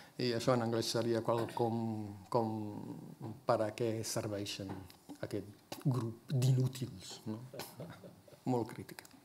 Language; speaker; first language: Catalan; non-native, fluent; English